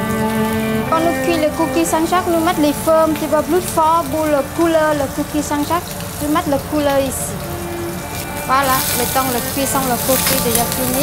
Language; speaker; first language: French; non-native, learner; Vietnamese